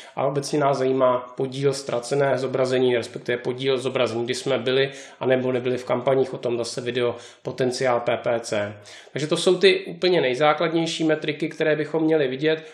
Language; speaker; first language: Czech; native; Czech